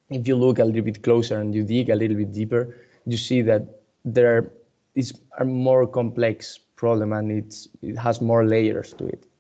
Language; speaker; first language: English; non-native, fluent; Spanish